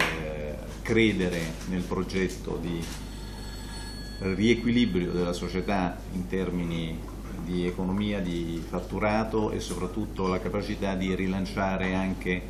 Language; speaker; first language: Italian; native; Italian